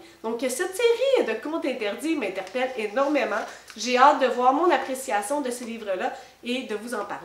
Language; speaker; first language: French; native; French